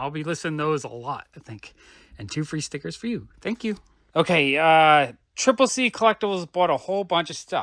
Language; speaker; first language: English; native; English